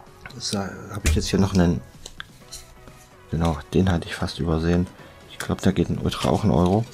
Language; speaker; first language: German; native; German